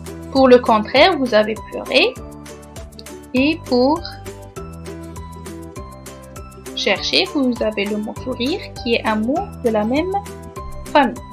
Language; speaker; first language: French; non-native, local second language; Arabic